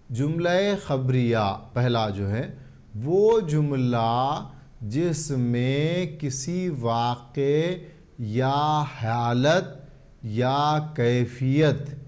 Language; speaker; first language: Urdu; native; Urdu